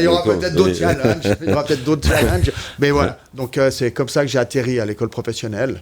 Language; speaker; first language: French; native; French